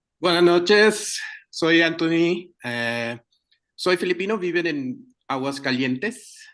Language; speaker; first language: Spanish; non-native, learner; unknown